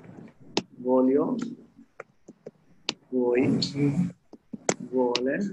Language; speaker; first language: Italian; non-native, learner; Hindi